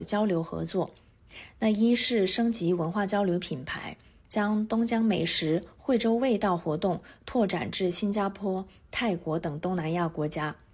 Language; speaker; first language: Chinese; non-native, local second language; Hakka Chinese